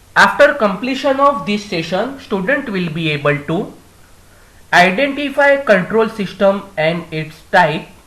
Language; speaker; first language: English; non-native, local second language; Gujarati